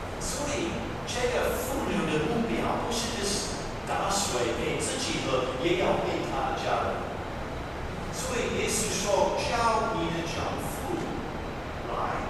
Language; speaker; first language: Chinese; non-native, fluent; English